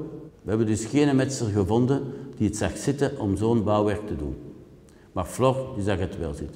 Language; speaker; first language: Dutch; native; Dutch